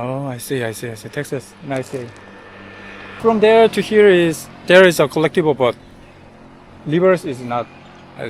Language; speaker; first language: English; non-native, learner; Korean